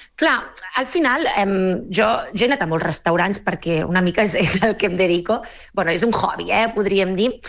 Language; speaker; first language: Catalan; native; Catalan